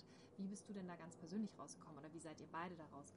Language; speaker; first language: German; native; German